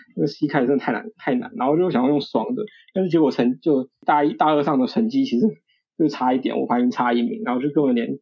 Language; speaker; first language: Chinese; native; Chinese